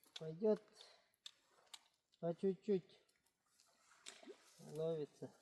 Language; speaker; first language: Russian; non-native, local second language; Kyrgyz